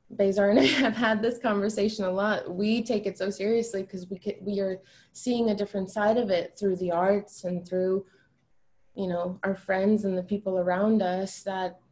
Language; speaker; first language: English; early bilingual, other home language; Albanian